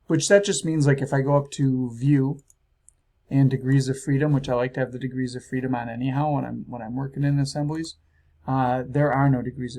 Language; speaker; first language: English; native; English